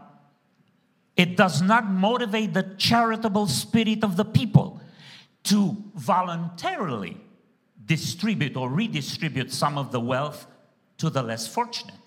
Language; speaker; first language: English; non-native, fluent; Romanian